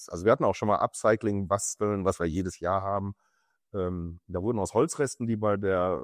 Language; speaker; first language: German; native; German